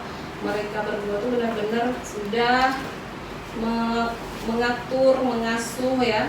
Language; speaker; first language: Indonesian; non-native, local second language; Minangkabau